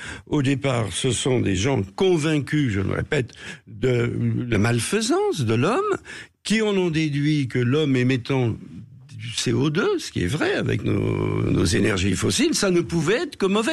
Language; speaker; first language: French; native; French